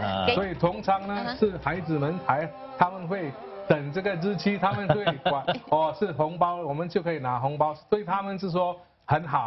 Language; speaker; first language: Chinese; non-native, local second language; Tamil